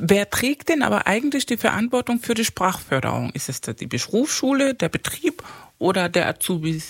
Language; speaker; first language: German; non-native, fluent; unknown